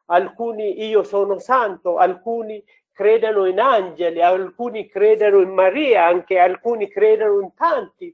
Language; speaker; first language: Italian; non-native, learner; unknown